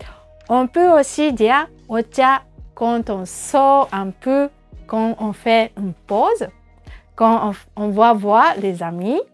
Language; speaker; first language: French; non-native, fluent; Japanese